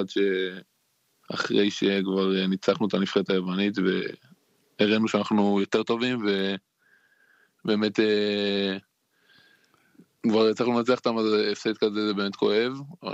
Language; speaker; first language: Hebrew; native; Hebrew